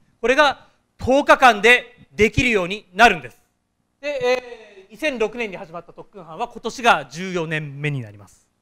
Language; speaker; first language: Japanese; native; Japanese